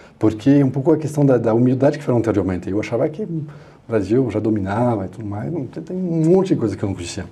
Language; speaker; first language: Portuguese; non-native, fluent; French